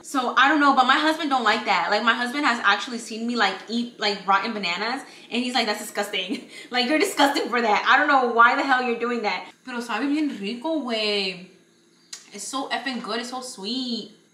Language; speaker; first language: English; early bilingual, other home language; Spanish